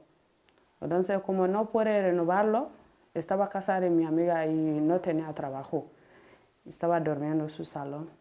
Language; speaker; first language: Spanish; non-native, learner; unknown